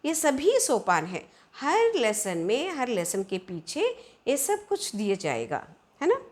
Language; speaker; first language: Hindi; non-native, local second language; Telugu